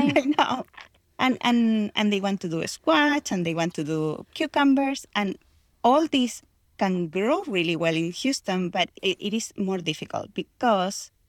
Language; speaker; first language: English; non-native, fluent; Spanish